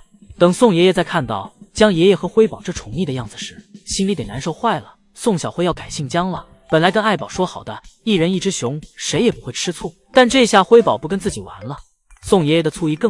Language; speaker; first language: Chinese; native; Chinese